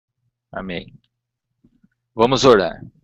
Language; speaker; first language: Portuguese; native; Portuguese